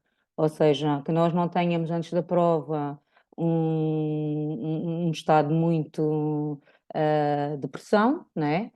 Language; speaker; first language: Portuguese; native; Portuguese